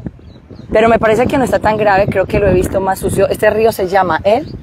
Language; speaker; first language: Spanish; native; Spanish